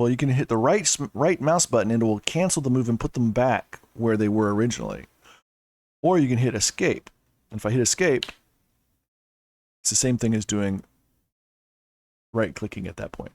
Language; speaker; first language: English; native; English